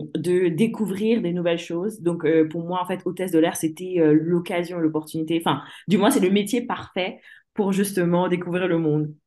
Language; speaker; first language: French; early bilingual, other home language; English